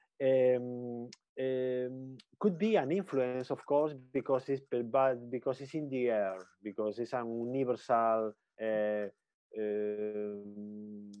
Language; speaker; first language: English; non-native, learner; Spanish